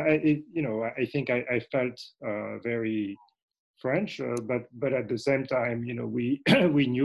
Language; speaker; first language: English; non-native, fluent; French